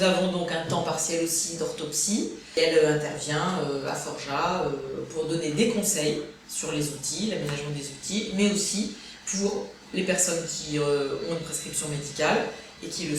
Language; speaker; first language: French; native; French